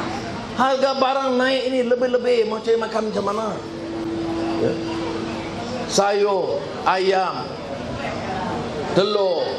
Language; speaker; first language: Malay; native; Malay